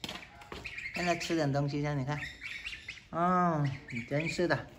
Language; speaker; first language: Cantonese; native; Cantonese